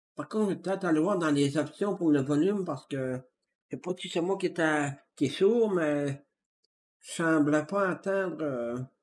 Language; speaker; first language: French; native; French